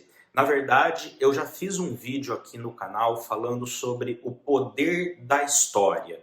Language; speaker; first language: Portuguese; native; Portuguese